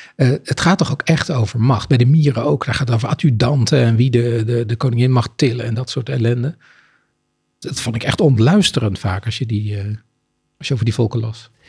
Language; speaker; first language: Dutch; native; Dutch